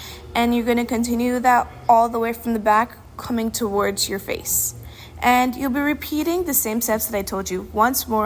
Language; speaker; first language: English; native; English